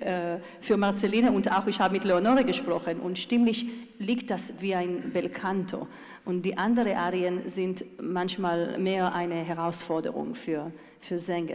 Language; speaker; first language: German; non-native, fluent; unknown